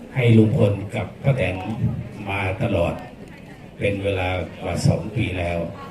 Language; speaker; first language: Thai; native; Thai